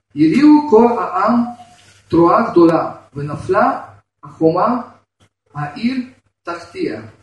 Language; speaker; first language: Hebrew; non-native, fluent; Russian